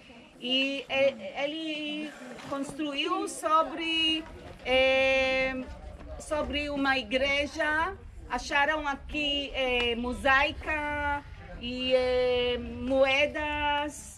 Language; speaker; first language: Portuguese; non-native, learner; Hebrew